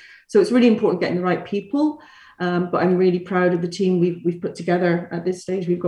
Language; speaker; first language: English; native; English